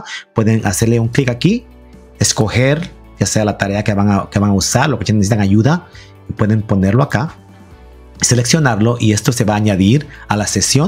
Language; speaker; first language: Spanish; early bilingual, heritage; Spanish